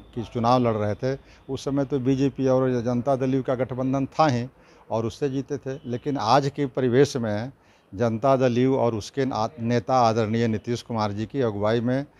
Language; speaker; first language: Hindi; native; Hindi